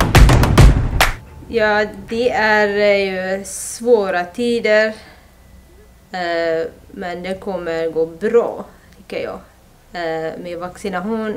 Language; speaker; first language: Swedish; non-native, fluent; Amharic